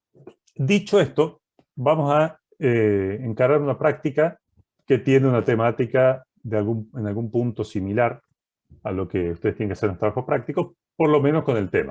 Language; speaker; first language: Spanish; native; Spanish